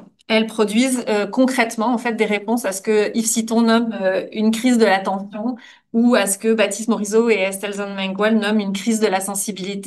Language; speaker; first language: French; native; French